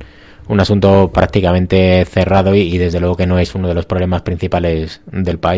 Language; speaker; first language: Spanish; native; Spanish